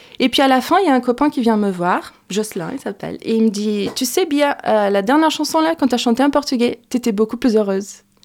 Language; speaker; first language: French; non-native, fluent; Portuguese